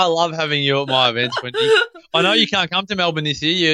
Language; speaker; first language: English; native; English